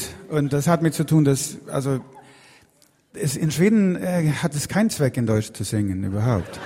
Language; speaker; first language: German; non-native, fluent; Swedish